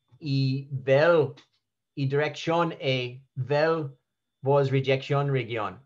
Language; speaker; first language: Danish; non-native, learner; English